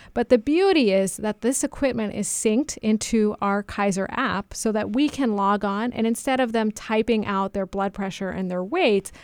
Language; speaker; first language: English; native; English